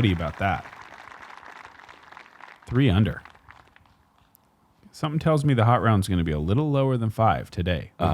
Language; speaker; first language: English; native; English